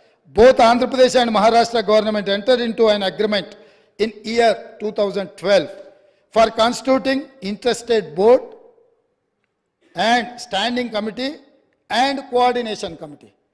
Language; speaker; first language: English; non-native, local second language; Telugu